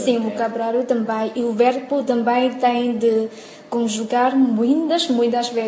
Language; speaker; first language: Portuguese; non-native, learner; Chinese